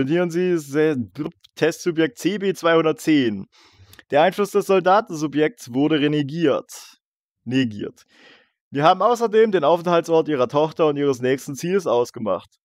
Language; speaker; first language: German; native; German